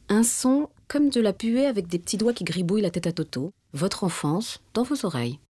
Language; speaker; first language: French; native; French